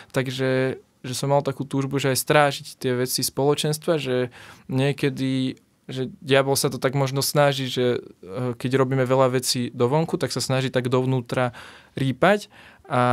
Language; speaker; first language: Slovak; native; Slovak